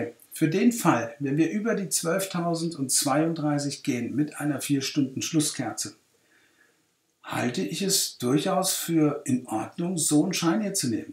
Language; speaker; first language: German; native; German